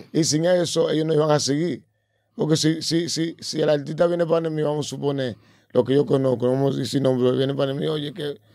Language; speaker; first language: Spanish; early bilingual, heritage; Spanish